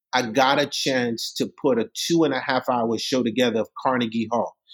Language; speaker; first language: English; early bilingual, other home language; Haitian Creole